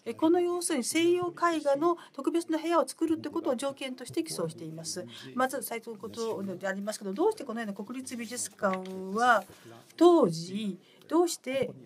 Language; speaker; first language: Japanese; non-native, fluent; French